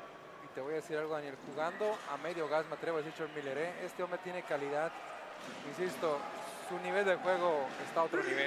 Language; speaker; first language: Spanish; native; Spanish